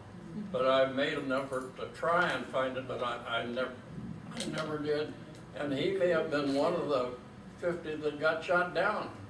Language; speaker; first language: English; native; English